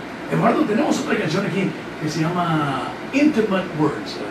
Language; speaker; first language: Spanish; early bilingual, heritage; Spanish